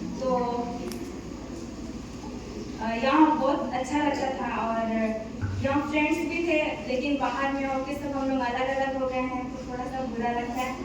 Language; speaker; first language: Hindi; non-native, local second language; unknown